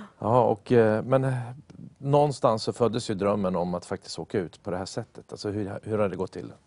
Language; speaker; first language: Swedish; native; Swedish